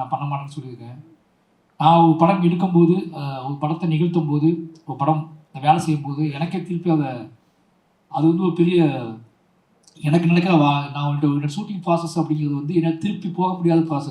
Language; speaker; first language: Tamil; native; Tamil